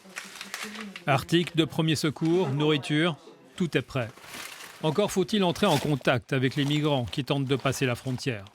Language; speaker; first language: French; native; French